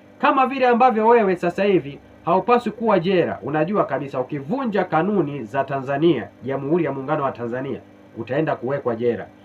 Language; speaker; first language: Swahili; native; Swahili